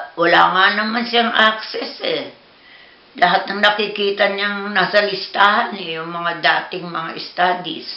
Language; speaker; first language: Filipino; native; Filipino